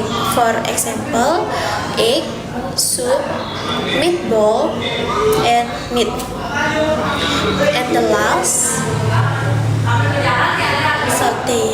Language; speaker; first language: English; non-native, learner; Indonesian